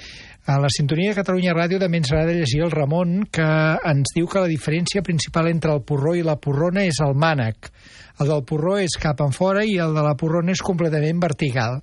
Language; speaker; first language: Catalan; native; Catalan